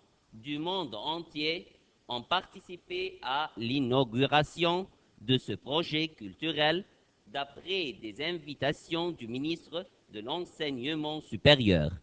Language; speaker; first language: French; non-native, fluent; Arabic